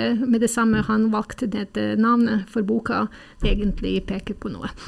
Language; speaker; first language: Norwegian; non-native, fluent; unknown